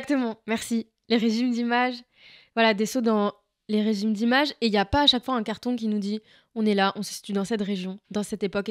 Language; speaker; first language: French; native; French